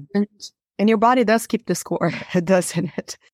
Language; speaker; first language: English; non-native, fluent; Portuguese